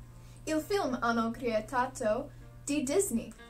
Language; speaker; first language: Italian; non-native, learner; English